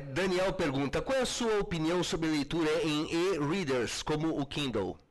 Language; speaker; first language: Portuguese; native; Portuguese